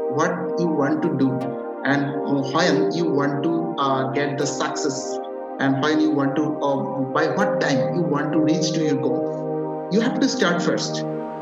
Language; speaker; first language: English; non-native, local second language; Bangla